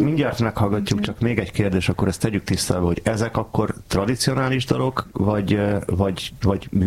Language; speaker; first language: Hungarian; native; Hungarian